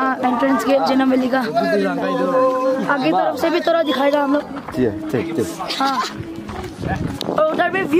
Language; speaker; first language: Hindi; non-native, local second language; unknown